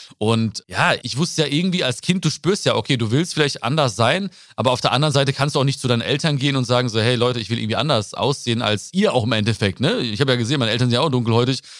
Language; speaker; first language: German; early bilingual, other home language; Malayalam